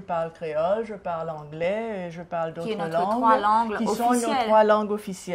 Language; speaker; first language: French; non-native, local second language; Seselwa Creole French